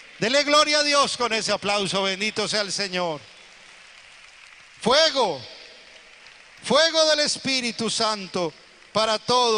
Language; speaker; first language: Spanish; native; Spanish